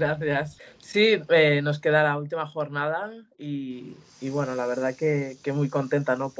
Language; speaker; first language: Spanish; early bilingual, other home language; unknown